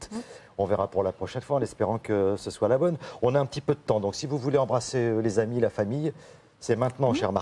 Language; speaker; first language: French; native; French